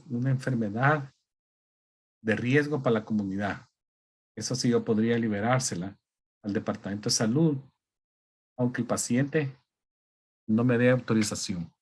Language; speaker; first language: Spanish; native; Spanish